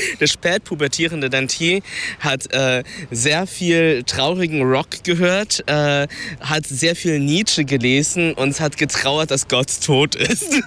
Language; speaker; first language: German; early bilingual, other home language; Vietnamese